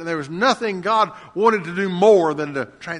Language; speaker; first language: English; native; English